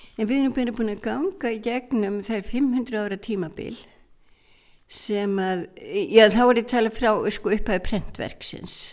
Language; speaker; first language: Icelandic; native; Icelandic